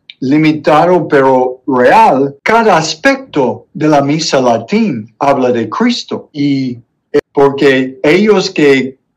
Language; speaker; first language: Spanish; non-native, fluent; English